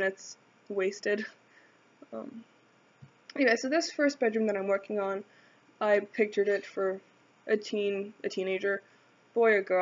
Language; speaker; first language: English; native; English